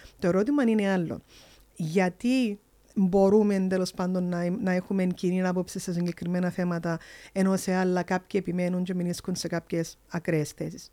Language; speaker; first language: Greek; early bilingual, heritage; Greek